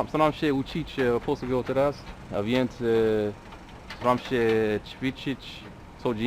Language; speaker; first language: Polish; non-native, learner; English